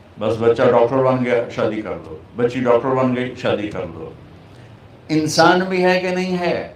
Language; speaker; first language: Urdu; non-native, local second language; Punjabi